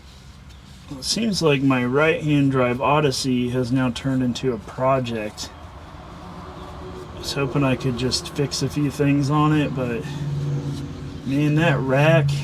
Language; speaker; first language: English; native; English